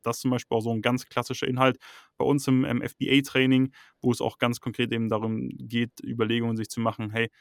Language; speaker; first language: German; native; German